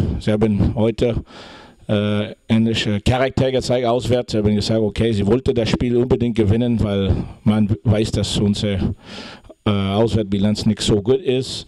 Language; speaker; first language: German; non-native, fluent; French